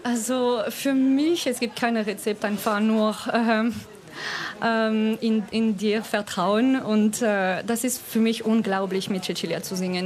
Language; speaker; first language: German; non-native, fluent; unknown